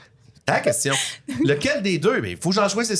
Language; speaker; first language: French; native; French